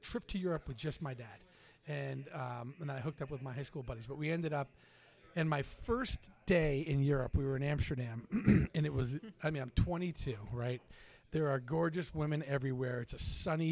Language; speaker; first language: English; native; English